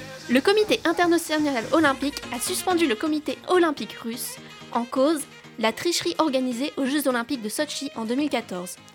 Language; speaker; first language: French; native; French